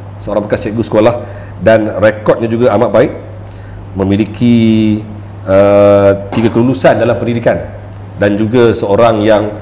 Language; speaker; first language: Malay; native; Malay